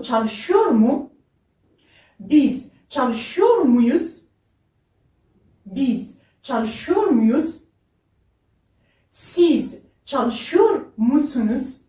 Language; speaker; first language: Turkish; non-native, fluent; French